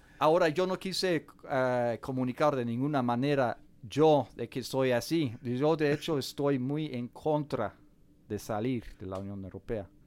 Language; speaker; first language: Spanish; non-native, fluent; English